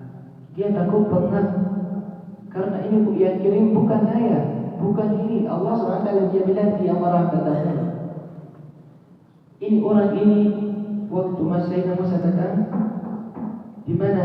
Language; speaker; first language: Indonesian; non-native, fluent; Arabic